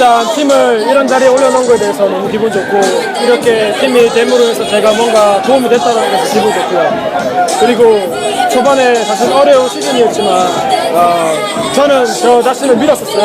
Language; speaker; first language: Korean; native; Korean